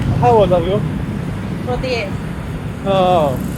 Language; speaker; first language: English; non-native, learner; Polish